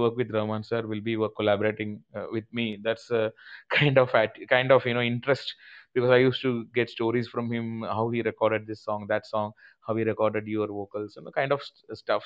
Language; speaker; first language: English; non-native, local second language; Tamil